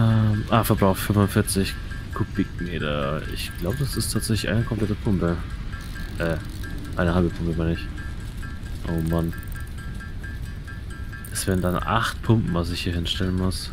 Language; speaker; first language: German; native; German